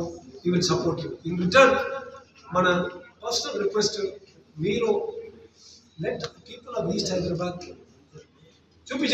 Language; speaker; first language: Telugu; non-native, learner; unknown